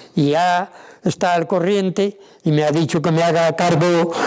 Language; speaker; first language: Spanish; non-native, local second language; Galician